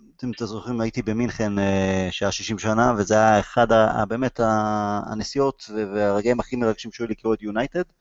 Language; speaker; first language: Hebrew; native; Hebrew